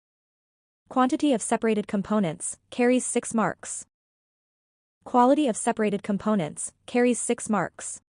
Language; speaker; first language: English; non-native, local second language; Malayalam